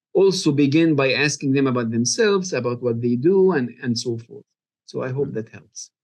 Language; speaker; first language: English; non-native, fluent; Arabic